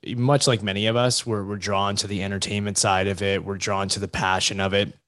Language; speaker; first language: English; native; English